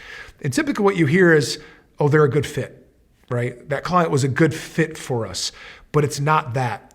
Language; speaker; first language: English; native; English